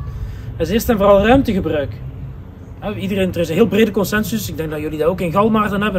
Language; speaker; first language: Dutch; native; Dutch